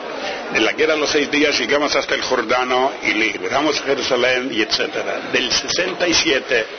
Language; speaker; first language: Spanish; non-native, fluent; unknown